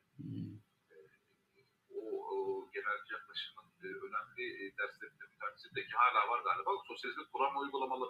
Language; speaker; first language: Turkish; native; Turkish